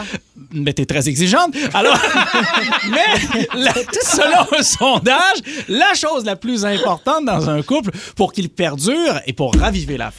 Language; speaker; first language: French; native; French